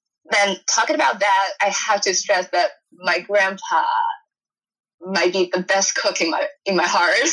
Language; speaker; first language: English; non-native, fluent; Chinese